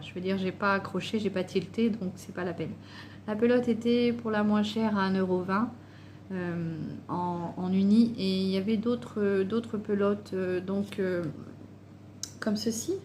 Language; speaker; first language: French; native; French